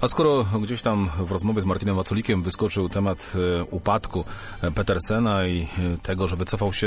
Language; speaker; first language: Polish; native; Polish